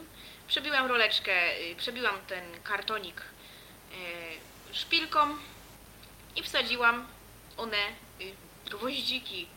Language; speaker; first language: Polish; native; Polish